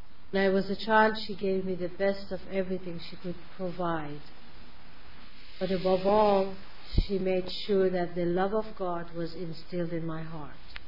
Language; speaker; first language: English; non-native, fluent; Persian